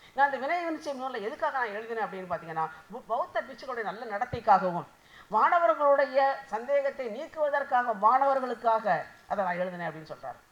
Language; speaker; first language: Tamil; native; Tamil